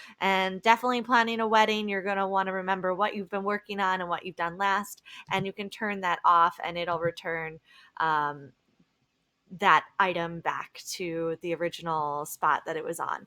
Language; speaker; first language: English; native; English